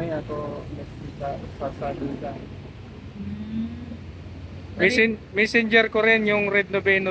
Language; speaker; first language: Filipino; non-native, learner; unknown